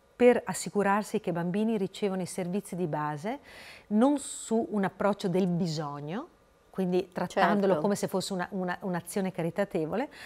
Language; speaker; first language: Italian; native; Italian